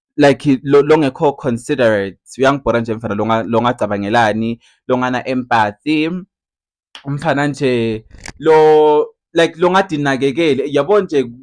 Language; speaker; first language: Zulu; non-native, local second language; Swati